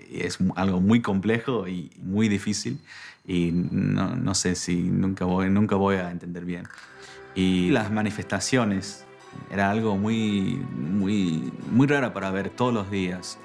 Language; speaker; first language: Spanish; non-native, fluent; English